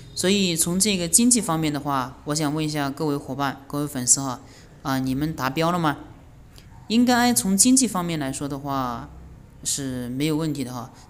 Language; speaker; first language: Chinese; native; Chinese